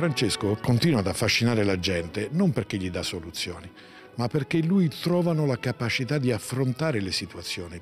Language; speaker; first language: Italian; native; Italian